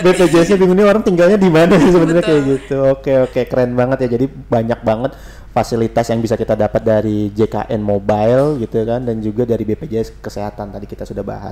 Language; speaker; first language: Indonesian; native; Indonesian